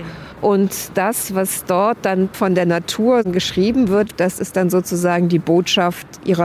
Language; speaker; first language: German; native; German